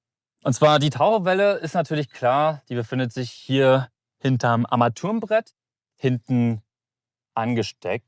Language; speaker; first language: German; native; German